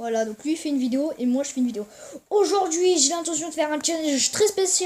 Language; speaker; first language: French; native; French